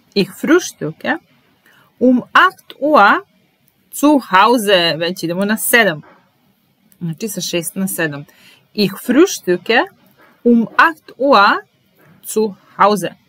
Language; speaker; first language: German; non-native, fluent; Serbian